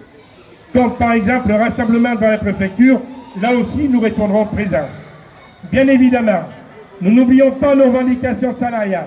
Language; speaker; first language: French; native; French